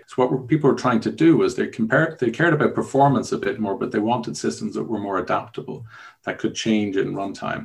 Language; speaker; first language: English; native; English